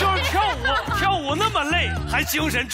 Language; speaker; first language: Chinese; native; Chinese